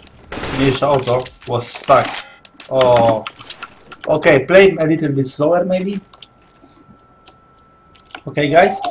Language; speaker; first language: English; non-native, learner; Polish